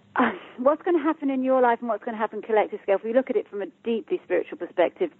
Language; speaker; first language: English; native; English